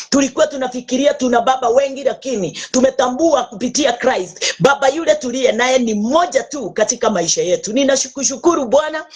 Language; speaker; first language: Swahili; non-native, local second language; Kikuyu